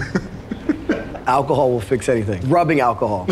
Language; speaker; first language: English; native; English